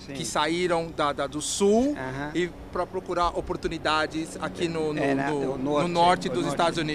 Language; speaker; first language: Portuguese; native; Portuguese